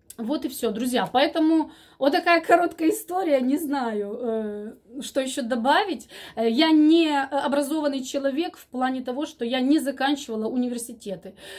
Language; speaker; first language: Russian; native; Russian